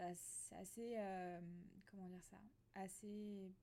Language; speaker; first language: French; native; French